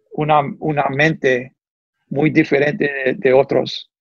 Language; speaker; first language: Spanish; early bilingual, heritage; Spanish